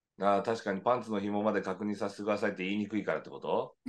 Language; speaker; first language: Japanese; native; Japanese